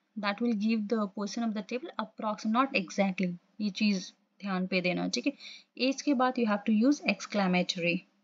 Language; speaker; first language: Hindi; non-native, local second language; Assamese